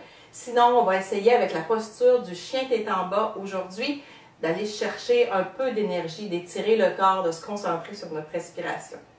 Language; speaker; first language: French; native; French